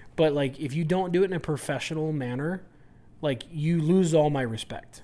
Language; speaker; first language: English; native; English